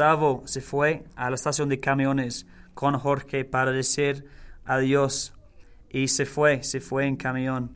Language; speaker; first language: Spanish; non-native, learner; English